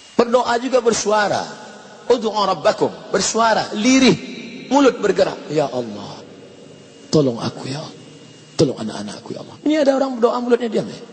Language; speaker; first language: Indonesian; native; Indonesian